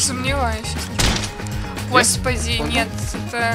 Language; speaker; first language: Russian; native; Russian